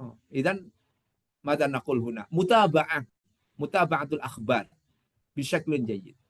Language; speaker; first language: Arabic; non-native, fluent; Indonesian